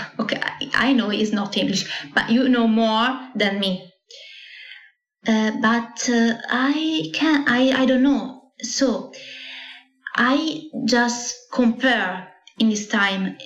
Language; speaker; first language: English; non-native, learner; Italian